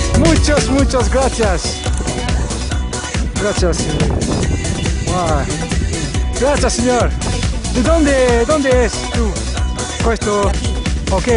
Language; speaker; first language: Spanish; non-native, learner; French